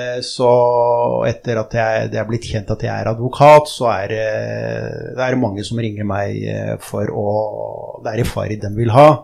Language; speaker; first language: Norwegian; early bilingual, other home language; Arabic